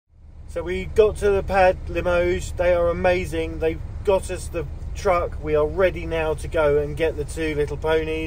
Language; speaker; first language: English; native; English